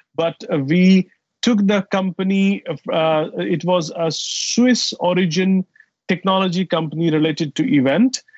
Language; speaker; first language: English; non-native, fluent; Arabic